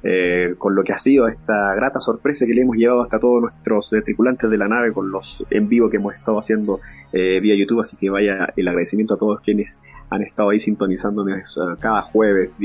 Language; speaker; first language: Spanish; native; Spanish